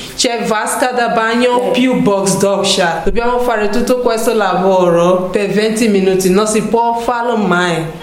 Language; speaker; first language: Italian; non-native, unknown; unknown